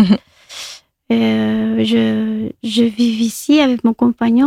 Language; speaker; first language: French; non-native, fluent; Spanish